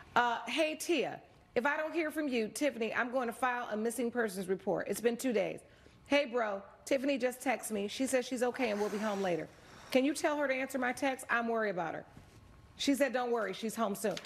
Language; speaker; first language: English; native; English